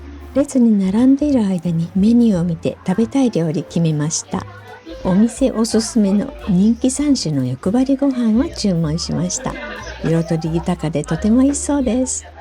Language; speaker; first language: Japanese; native; Japanese